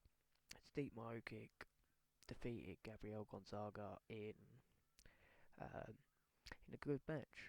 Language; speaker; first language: English; native; English